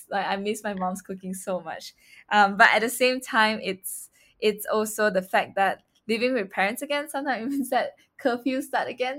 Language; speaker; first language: English; non-native, local second language; Chinese